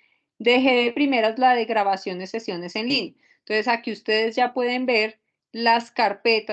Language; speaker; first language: Spanish; native; Spanish